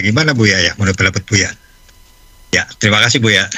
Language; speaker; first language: Indonesian; native; Indonesian